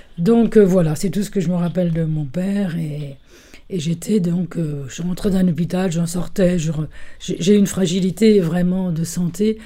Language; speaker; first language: French; early bilingual, other home language; Italian